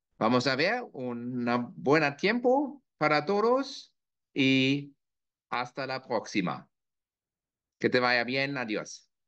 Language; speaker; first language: Spanish; non-native, learner; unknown